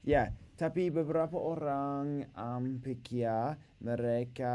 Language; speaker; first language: Indonesian; non-native, learner; English